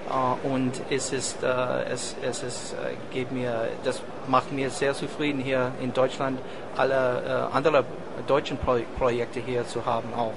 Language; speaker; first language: German; non-native, learner; English